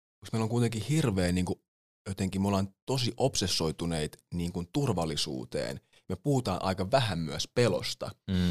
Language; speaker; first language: Finnish; early bilingual, other home language; English